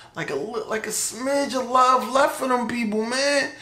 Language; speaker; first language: English; native; English